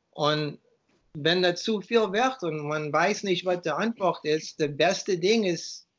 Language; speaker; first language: German; early bilingual, heritage; German